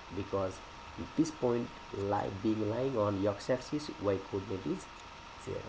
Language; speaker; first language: English; non-native, local second language; Nepali